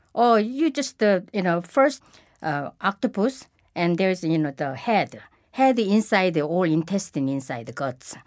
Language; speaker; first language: English; non-native, fluent; Korean